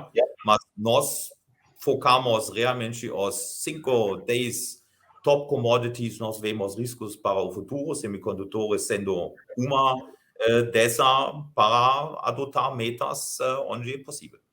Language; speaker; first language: Portuguese; non-native, fluent; German